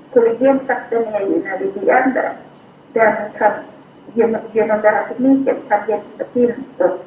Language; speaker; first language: Swedish; non-native, fluent; Thai